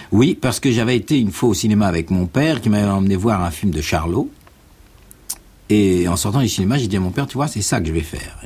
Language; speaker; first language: French; native; French